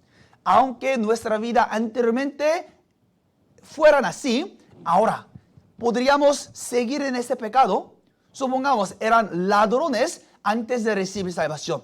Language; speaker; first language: Spanish; non-native, fluent; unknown